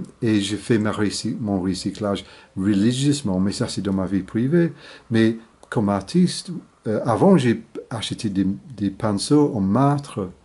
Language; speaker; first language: French; non-native, fluent; English